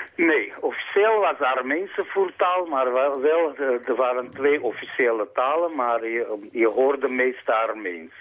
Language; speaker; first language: Dutch; non-native, fluent; Armenian